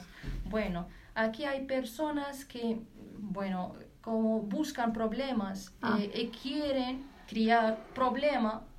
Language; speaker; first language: Spanish; non-native, learner; Arabic